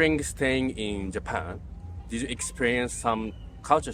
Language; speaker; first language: English; non-native, learner; Japanese